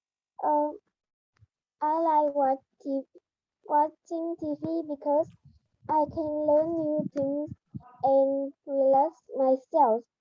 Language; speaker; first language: English; non-native, learner; Vietnamese